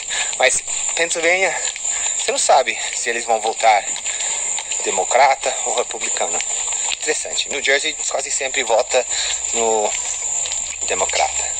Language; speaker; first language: Portuguese; non-native, fluent; English